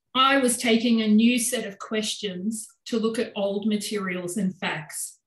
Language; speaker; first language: English; native; English